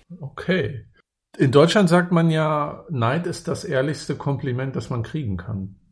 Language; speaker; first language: German; native; German